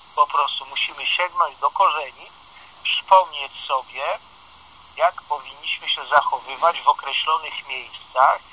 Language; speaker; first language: Polish; native; Polish